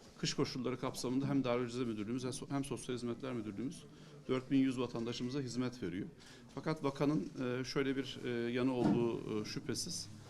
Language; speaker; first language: Turkish; native; Turkish